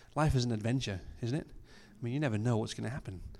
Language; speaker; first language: English; native; English